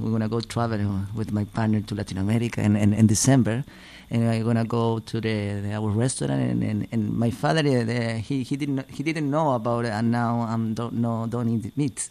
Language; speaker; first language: English; non-native, learner; Spanish